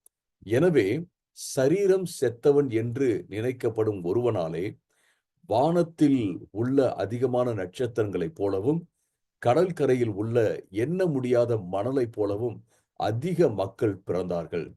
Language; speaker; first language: Tamil; native; Tamil